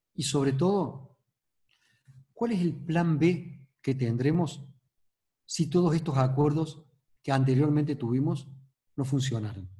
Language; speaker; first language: Spanish; native; Spanish